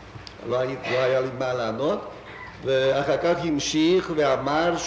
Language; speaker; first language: Hebrew; non-native, fluent; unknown